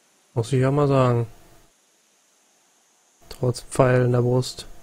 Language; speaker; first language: German; native; German